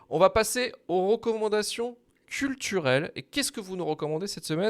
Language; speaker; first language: French; native; French